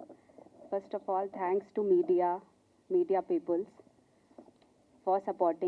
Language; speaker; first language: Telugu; non-native, learner; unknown